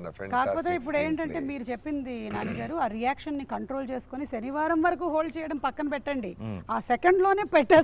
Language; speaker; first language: Telugu; native; Telugu